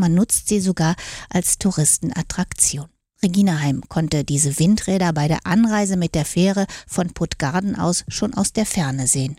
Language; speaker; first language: German; native; German